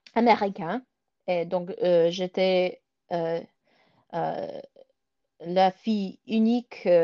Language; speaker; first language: French; non-native, learner; English